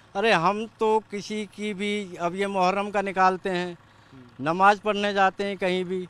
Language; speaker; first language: Hindi; native; Hindi